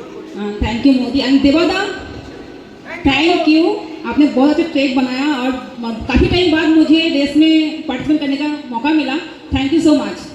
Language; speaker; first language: Hindi; non-native, local second language; Bangla